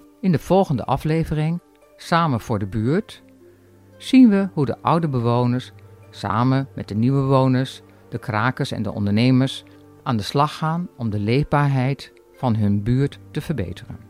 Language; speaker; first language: Dutch; native; Dutch